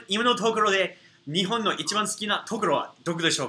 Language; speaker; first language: Japanese; non-native, fluent; English